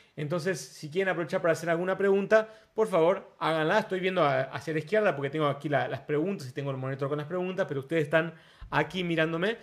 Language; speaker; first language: Spanish; non-native, fluent; Portuguese